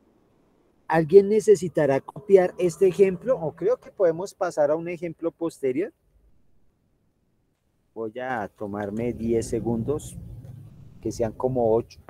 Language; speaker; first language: Spanish; native; Spanish